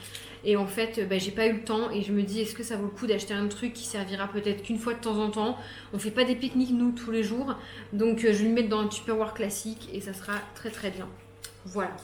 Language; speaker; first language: French; native; French